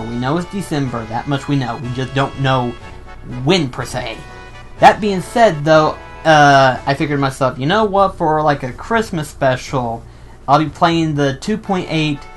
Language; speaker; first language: English; native; English